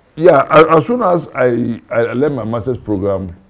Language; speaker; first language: English; non-native, local second language; Hausa